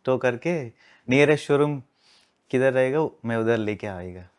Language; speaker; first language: Hindi; non-native, local second language; Telugu